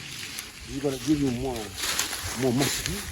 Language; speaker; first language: English; non-native, local second language; Fijian